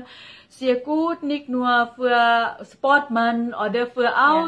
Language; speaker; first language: German; non-native, learner; Thai